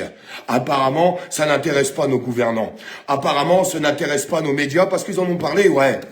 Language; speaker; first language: French; native; French